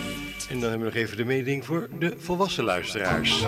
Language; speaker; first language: Dutch; native; Dutch